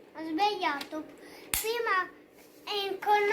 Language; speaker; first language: Italian; early bilingual, other home language; Bangla